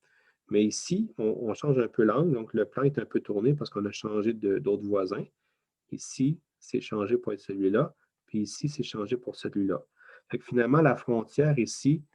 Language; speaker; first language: French; native; French